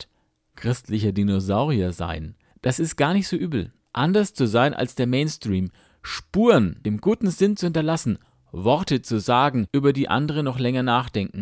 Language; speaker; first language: German; native; German